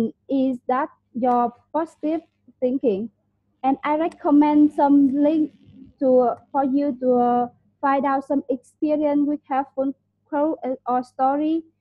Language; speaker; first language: English; non-native, learner; Vietnamese